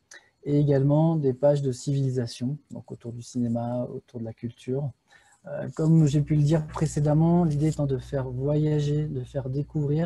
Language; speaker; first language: French; native; French